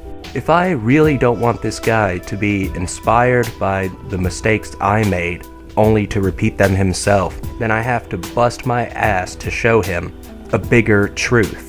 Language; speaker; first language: English; native; English